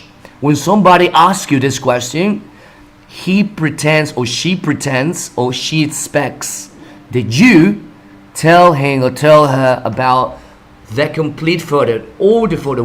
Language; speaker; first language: English; non-native, fluent; Spanish